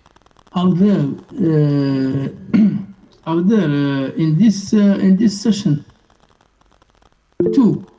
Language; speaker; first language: English; non-native, learner; Arabic